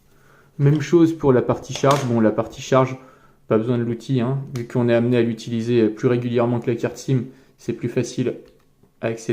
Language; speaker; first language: French; native; French